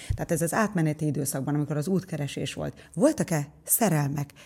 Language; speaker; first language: Hungarian; native; Hungarian